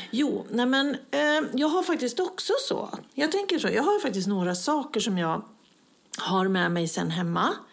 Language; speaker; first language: Swedish; native; Swedish